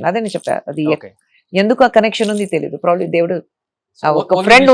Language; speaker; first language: Telugu; non-native, fluent; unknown